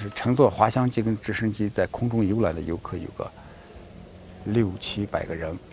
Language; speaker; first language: Chinese; native; Chinese